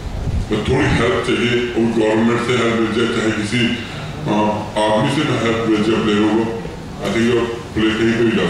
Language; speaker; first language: Hindi; non-native, local second language; Punjabi